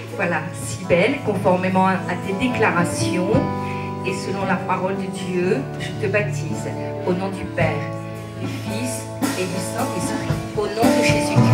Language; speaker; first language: French; native; French